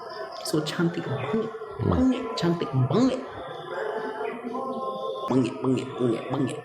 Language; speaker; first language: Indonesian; non-native, learner; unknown